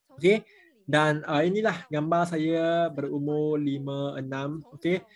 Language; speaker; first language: Malay; non-native, local second language; Chinese